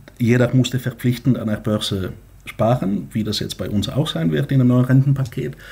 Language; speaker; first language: German; non-native, fluent; Bulgarian